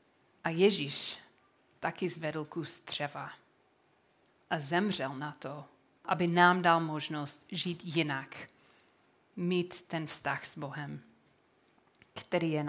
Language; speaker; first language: Czech; non-native, fluent; English